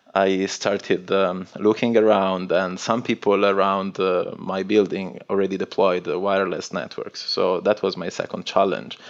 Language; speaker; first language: English; non-native, fluent; Italian